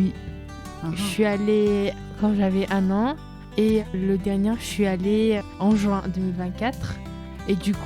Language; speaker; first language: French; early bilingual, other home language; Turkish